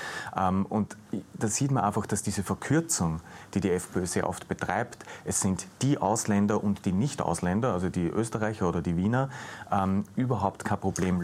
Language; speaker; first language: German; native; German